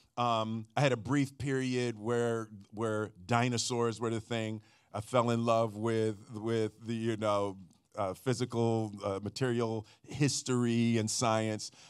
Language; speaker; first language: English; native; English